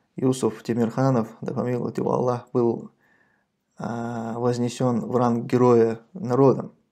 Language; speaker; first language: Russian; non-native, local second language; Chechen